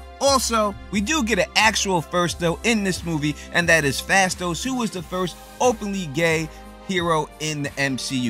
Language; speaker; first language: English; native; English